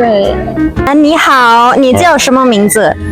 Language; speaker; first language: Chinese; non-native, learner; Thai